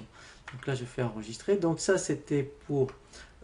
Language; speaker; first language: French; native; French